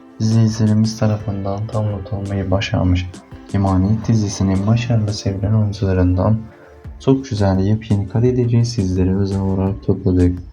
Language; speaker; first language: Turkish; native; Turkish